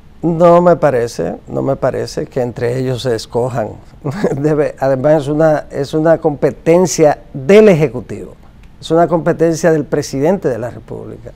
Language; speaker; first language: Spanish; native; Spanish